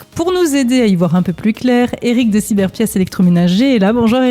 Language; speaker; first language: French; native; French